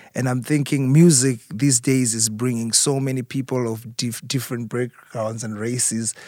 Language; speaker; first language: English; non-native, local second language; Shona